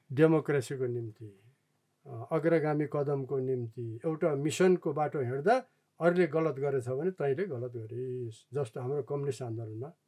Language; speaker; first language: Nepali; non-native, local second language; Eastern Tamang